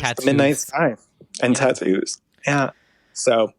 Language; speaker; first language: English; native; English